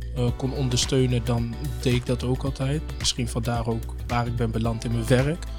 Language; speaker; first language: Dutch; early bilingual, other home language; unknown